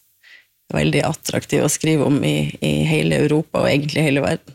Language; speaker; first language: Norwegian; native; Norwegian